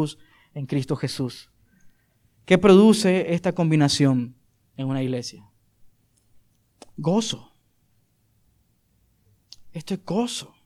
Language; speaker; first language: Spanish; native; Spanish